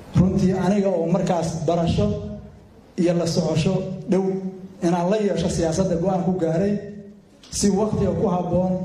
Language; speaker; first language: Somali; native; Somali